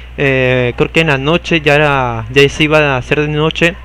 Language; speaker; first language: Spanish; native; Spanish